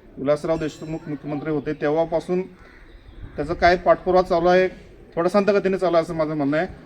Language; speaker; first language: Marathi; non-native, local second language; Kannada